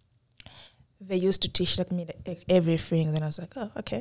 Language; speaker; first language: English; non-native, local second language; Tumbuka